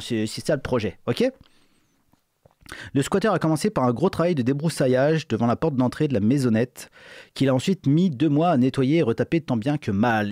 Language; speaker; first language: French; native; French